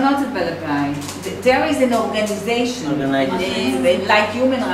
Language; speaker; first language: English; non-native, fluent; Hebrew